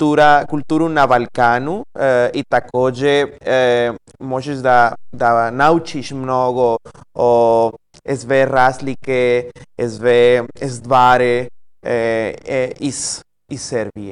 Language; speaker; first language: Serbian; non-native, learner; Spanish